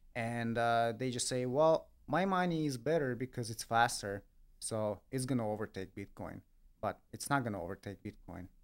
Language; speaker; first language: English; non-native, fluent; Russian